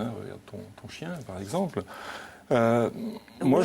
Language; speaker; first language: French; native; French